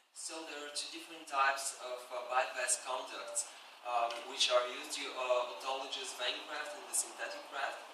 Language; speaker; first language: English; non-native, fluent; Bulgarian